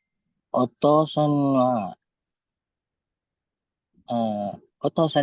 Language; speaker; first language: Japanese; non-native, learner; Filipino